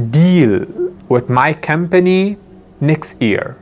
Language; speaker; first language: English; non-native, learner; Persian